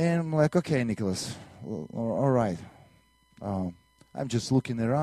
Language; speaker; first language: English; non-native, learner; Russian